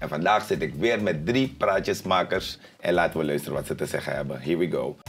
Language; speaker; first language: Dutch; native; Dutch